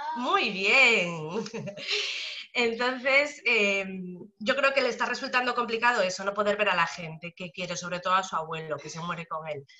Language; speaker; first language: Spanish; native; Spanish